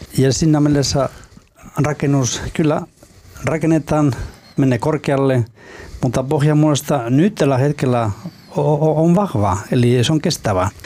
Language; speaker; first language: Finnish; non-native, fluent; Spanish